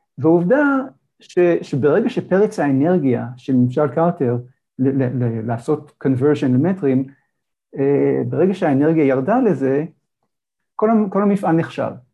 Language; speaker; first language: Hebrew; native; Hebrew